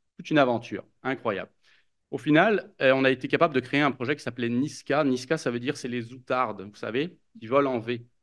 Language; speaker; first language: French; native; French